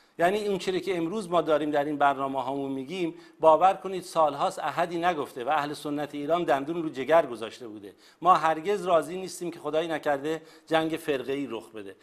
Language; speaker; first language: Persian; native; Persian